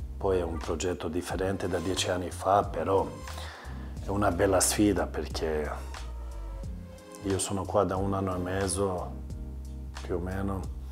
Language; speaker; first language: Italian; non-native, learner; Swedish